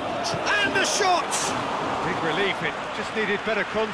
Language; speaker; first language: English; native; English